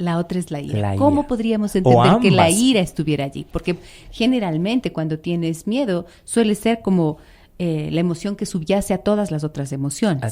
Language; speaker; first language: Spanish; native; Spanish